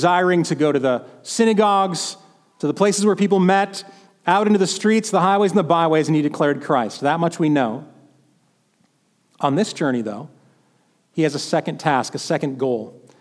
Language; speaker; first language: English; native; English